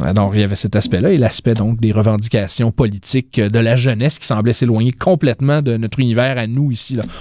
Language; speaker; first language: French; native; French